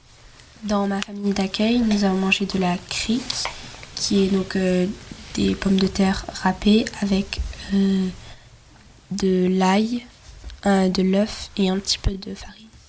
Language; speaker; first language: French; non-native, learner; Swedish